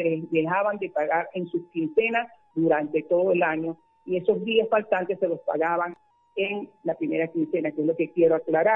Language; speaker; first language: Spanish; native; Spanish